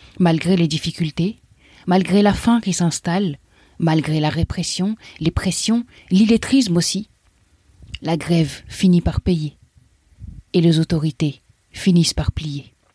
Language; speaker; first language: French; native; French